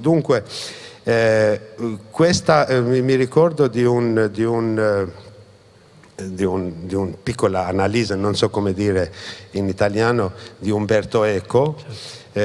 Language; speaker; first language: Italian; non-native, fluent; Albanian